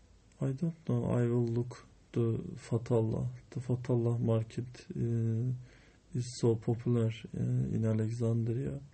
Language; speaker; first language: English; non-native, learner; Turkish